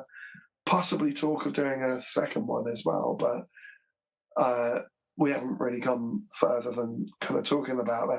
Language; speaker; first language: English; native; English